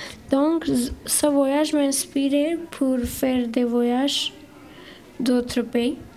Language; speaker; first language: French; non-native, learner; Gujarati